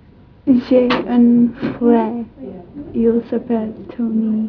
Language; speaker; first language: French; non-native, learner; English